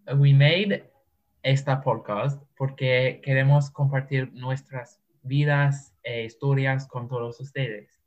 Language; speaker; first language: Spanish; non-native, learner; English